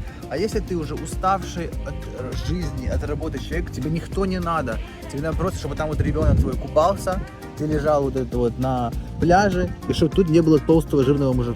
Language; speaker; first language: Russian; native; Russian